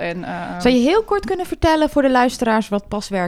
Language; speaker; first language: Dutch; native; Dutch